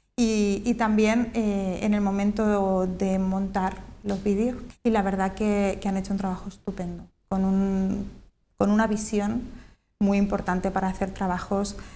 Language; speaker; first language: Spanish; native; Spanish